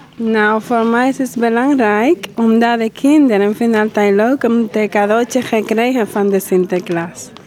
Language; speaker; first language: Dutch; non-native, learner; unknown